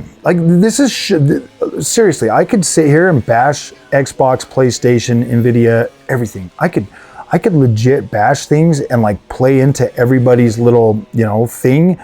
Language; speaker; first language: English; native; English